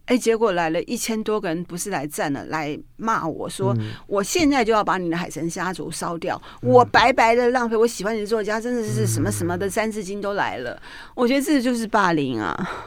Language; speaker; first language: Chinese; native; Chinese